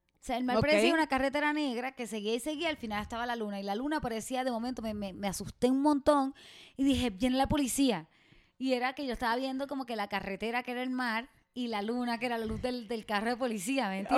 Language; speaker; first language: Spanish; native; Spanish